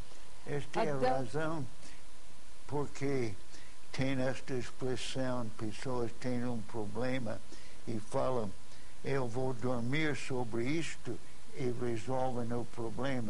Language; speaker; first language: Portuguese; non-native, fluent; English